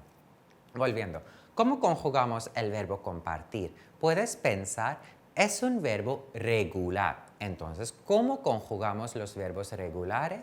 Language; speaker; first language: Spanish; non-native, fluent; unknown